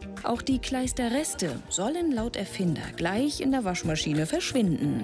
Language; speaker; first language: German; native; German